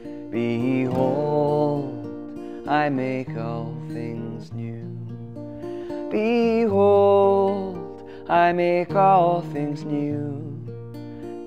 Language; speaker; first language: English; native; English